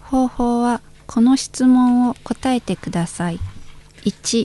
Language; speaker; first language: Japanese; non-native, fluent; Indonesian